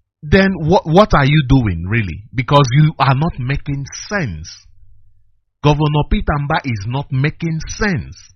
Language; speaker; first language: English; non-native, local second language; Igbo